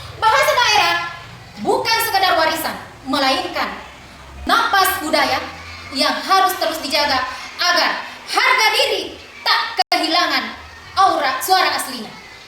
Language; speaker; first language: Indonesian; non-native, local second language; Buginese